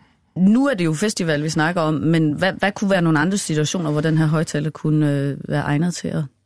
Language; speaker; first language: Danish; native; Danish